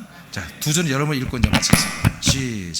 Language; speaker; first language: Korean; native; Korean